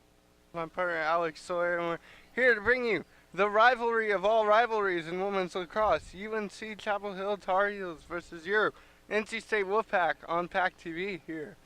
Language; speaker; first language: English; native; English